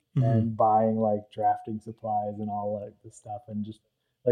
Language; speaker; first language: English; native; English